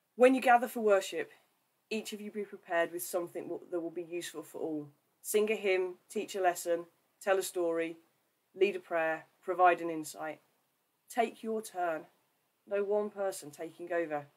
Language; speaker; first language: English; native; English